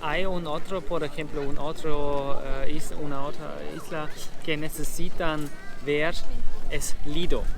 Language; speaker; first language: Spanish; non-native, learner; German